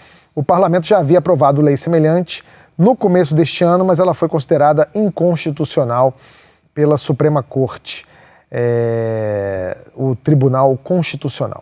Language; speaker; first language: Portuguese; native; Portuguese